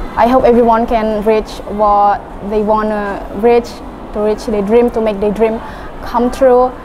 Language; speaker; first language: English; non-native, fluent; Indonesian